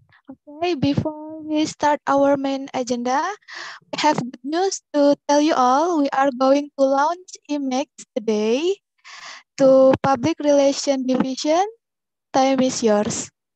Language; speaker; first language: English; non-native, fluent; Indonesian